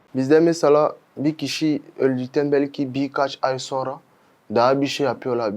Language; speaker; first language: Turkish; non-native, fluent; French